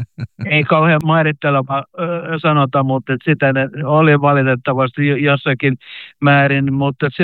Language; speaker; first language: Finnish; native; Finnish